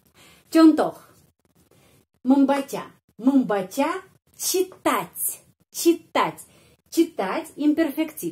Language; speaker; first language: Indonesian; non-native, fluent; Russian